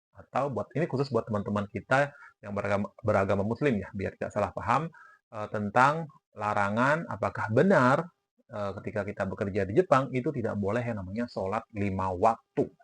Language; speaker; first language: Indonesian; native; Indonesian